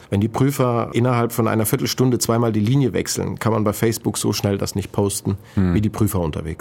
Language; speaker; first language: German; native; German